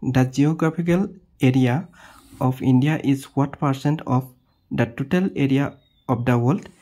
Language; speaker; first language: English; non-native, local second language; Assamese